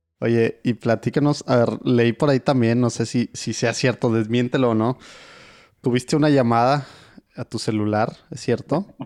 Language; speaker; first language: Spanish; native; Spanish